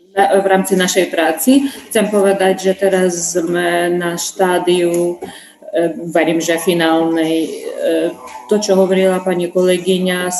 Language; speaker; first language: Slovak; non-native, fluent; Ukrainian